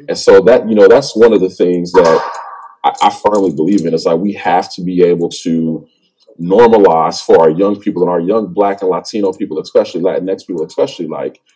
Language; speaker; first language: English; native; English